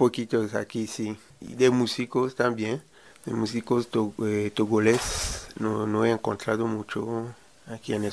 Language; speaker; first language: Spanish; non-native, learner; Ewe